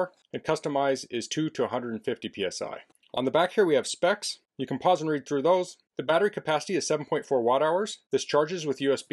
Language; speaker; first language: English; native; English